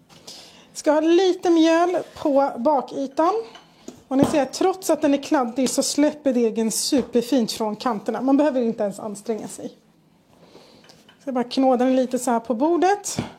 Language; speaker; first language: Swedish; native; Swedish